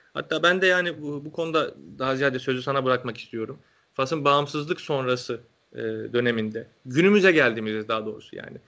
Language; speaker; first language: Turkish; native; Turkish